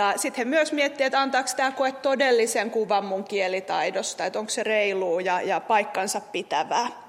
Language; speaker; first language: Finnish; native; Finnish